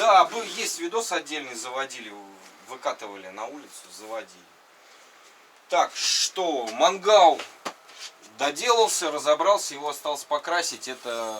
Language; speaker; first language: Russian; native; Russian